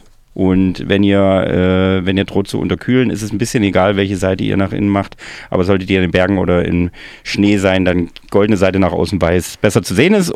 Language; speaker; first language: German; native; German